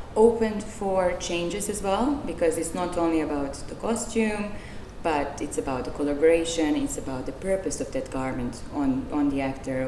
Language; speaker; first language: English; non-native, fluent; Serbian